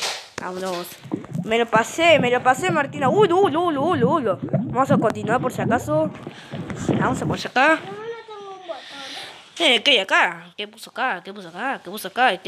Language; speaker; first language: Spanish; native; Spanish